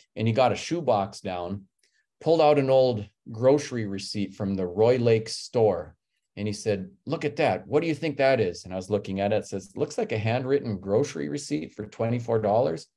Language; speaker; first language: English; native; English